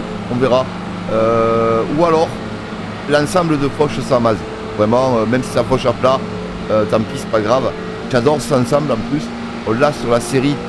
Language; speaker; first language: French; native; French